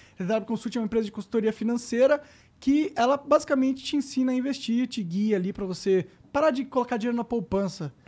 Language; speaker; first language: Portuguese; native; Portuguese